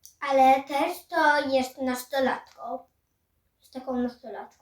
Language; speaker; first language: Polish; early bilingual, heritage; Samoan